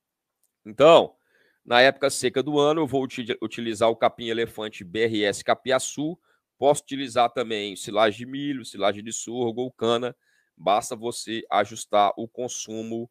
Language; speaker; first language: Portuguese; native; Portuguese